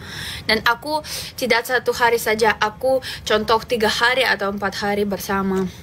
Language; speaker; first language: Indonesian; non-native, fluent; Russian